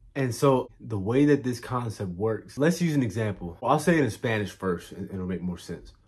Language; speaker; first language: English; native; English